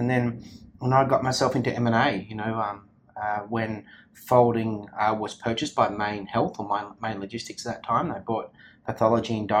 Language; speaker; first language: English; native; English